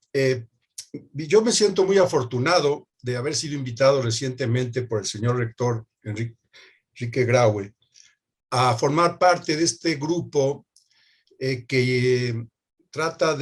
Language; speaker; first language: Spanish; native; Spanish